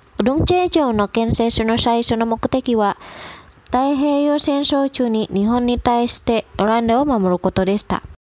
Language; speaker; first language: Japanese; non-native, fluent; Indonesian